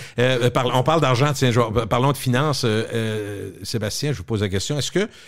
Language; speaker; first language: French; native; French